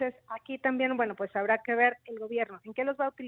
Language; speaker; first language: Spanish; native; Spanish